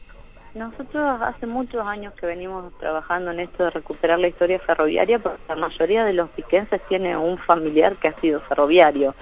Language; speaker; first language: Spanish; native; Spanish